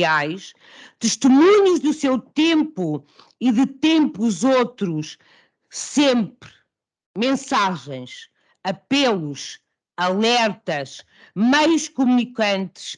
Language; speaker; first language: Portuguese; native; Portuguese